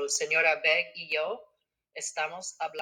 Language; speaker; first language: Spanish; non-native, fluent; English